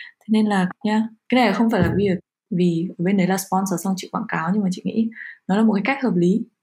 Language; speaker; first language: Vietnamese; early bilingual, heritage; Vietnamese